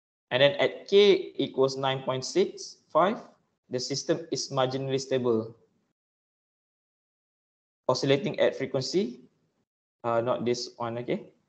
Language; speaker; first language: English; non-native, local second language; Malay